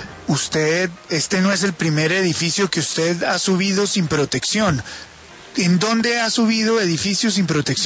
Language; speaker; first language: Spanish; native; Spanish